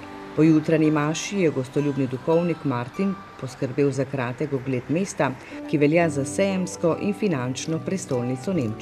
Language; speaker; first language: Slovenian; native; Slovenian